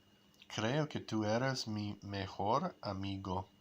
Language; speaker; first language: Spanish; non-native, learner; English